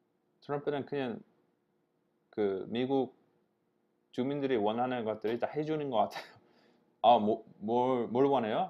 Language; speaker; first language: Korean; non-native, fluent; English